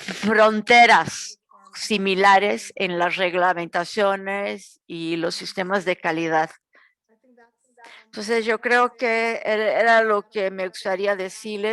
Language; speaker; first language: Spanish; non-native, fluent; English